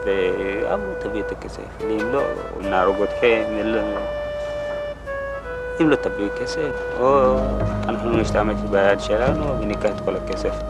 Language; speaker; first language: Hebrew; non-native, learner; Amharic